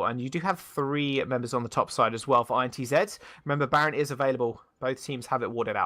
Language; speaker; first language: English; native; English